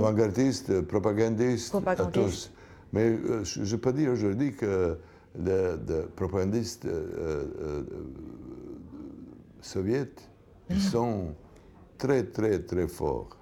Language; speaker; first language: French; non-native, learner; Serbian